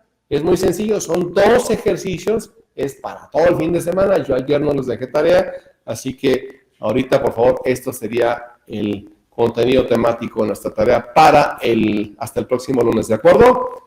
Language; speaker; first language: Spanish; native; Spanish